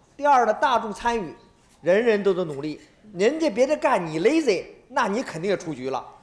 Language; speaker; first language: Chinese; native; Chinese